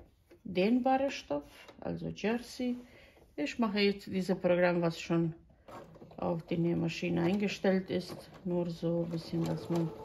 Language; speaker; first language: German; non-native, fluent; Croatian